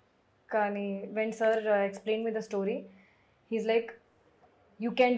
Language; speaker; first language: Telugu; non-native, fluent; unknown